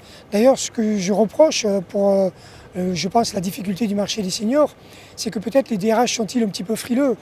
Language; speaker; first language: French; native; French